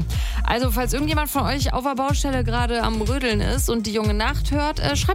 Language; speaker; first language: German; native; German